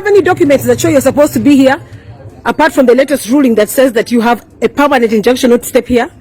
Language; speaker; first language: English; non-native, local second language; Ganda